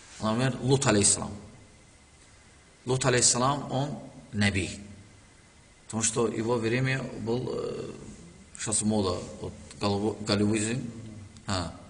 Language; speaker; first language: Russian; non-native, learner; Turkish